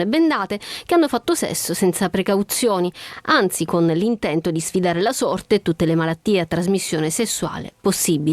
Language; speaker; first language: Italian; native; Italian